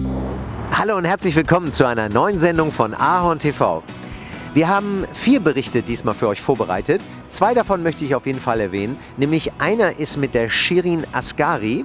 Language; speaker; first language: German; native; German